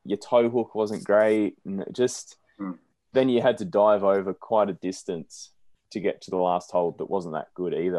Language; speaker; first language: English; native; English